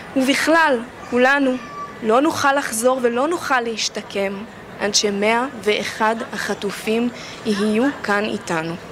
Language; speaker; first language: Hebrew; native; Hebrew